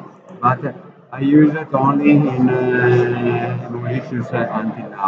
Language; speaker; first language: English; non-native, learner; Italian